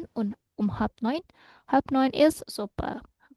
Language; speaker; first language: German; non-native, fluent; Indonesian